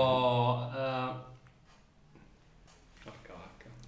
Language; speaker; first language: Italian; native; Italian